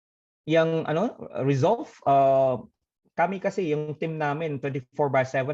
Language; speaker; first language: Filipino; non-native, fluent; Indonesian